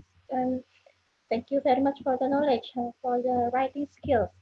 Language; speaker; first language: English; non-native, fluent; Indonesian